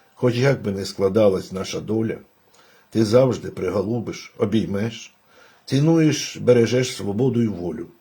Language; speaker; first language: Ukrainian; native; Ukrainian